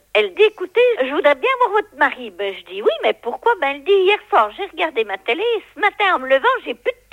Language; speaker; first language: French; native; French